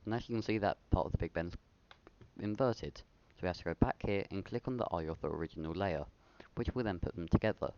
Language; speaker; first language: English; native; English